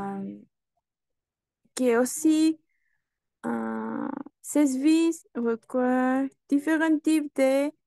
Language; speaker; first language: French; non-native, learner; Spanish